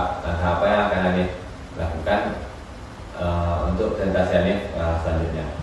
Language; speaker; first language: Indonesian; native; Indonesian